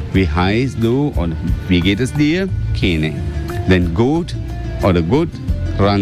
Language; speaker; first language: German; non-native, learner; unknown